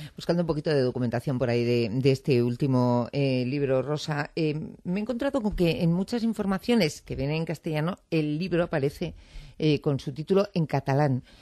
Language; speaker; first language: Spanish; native; Spanish